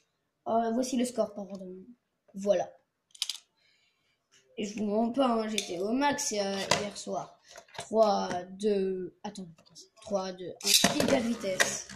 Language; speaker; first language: French; native; French